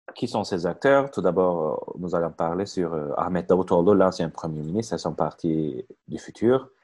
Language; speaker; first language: French; non-native, fluent; Turkish